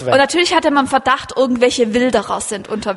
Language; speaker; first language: German; native; German